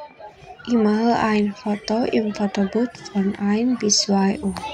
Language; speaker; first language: German; non-native, learner; Indonesian